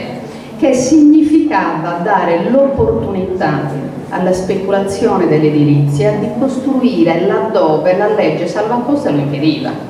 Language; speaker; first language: Italian; native; Italian